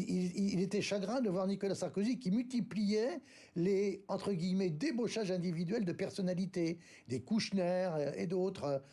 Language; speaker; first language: French; native; French